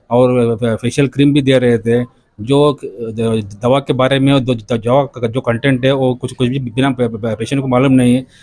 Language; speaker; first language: Hindi; non-native, local second language; Kannada